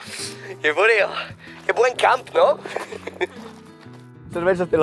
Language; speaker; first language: Spanish; non-native, learner; English